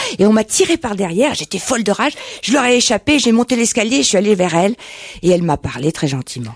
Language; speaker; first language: French; native; French